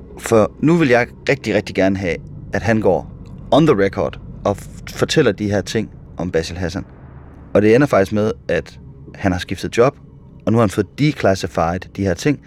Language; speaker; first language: Danish; native; Danish